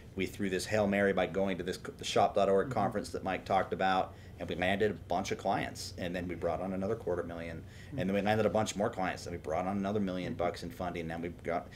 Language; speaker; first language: English; native; English